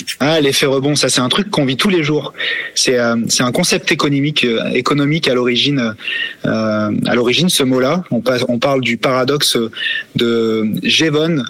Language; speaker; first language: French; native; French